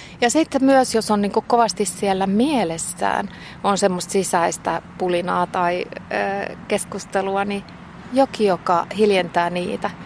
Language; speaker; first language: Finnish; native; Finnish